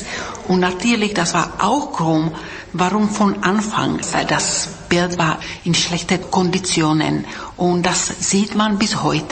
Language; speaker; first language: German; non-native, fluent; Czech